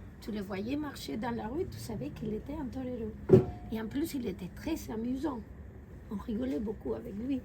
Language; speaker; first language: French; non-native, fluent; Spanish